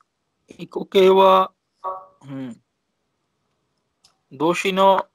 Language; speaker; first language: Japanese; non-native, learner; Bangla